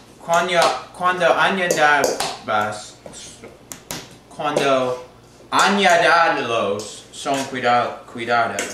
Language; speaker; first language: Spanish; non-native, learner; English